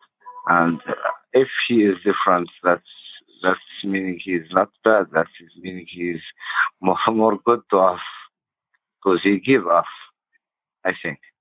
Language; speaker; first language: English; non-native, learner; Arabic